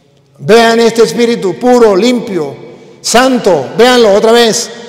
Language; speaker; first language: Spanish; native; Spanish